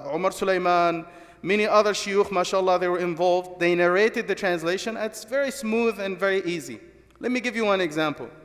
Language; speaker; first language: English; non-native, fluent; Arabic